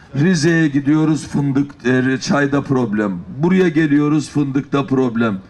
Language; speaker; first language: Turkish; native; Turkish